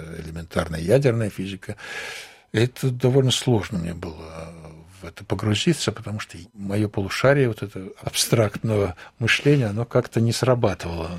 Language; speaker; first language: Russian; native; Russian